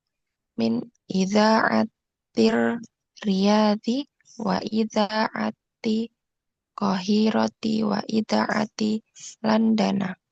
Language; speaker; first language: Arabic; non-native, learner; Indonesian